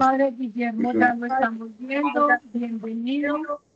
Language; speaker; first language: Spanish; native; Spanish